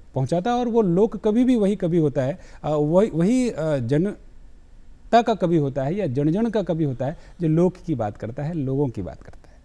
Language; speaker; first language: Hindi; native; Hindi